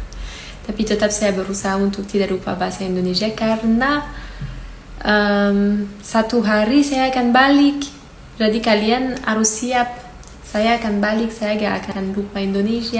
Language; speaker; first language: Indonesian; non-native, learner; Japanese